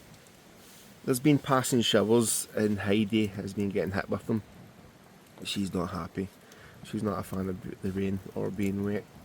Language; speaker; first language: English; native; English